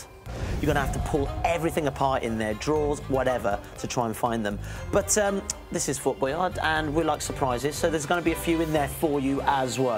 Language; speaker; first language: English; native; English